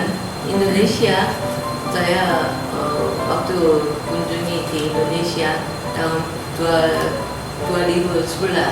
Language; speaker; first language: Indonesian; non-native, learner; Korean